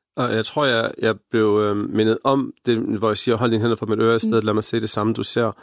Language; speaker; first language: Danish; early bilingual, other home language; Arabic